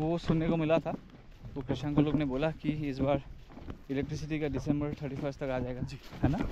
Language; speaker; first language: Hindi; non-native, local second language; Assamese